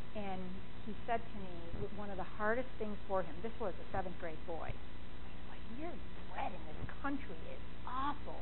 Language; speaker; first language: English; native; English